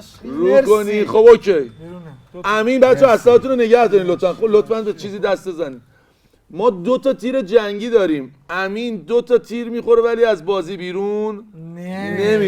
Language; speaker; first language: Persian; native; Persian